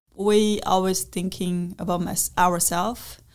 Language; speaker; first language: English; non-native, learner; Chinese